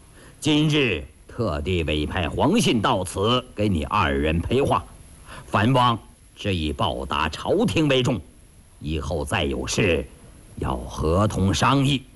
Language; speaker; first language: Chinese; native; Chinese